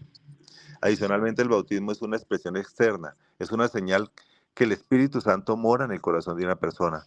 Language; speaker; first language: Spanish; native; Spanish